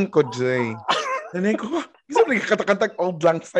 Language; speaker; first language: English; non-native, local second language; Cebuano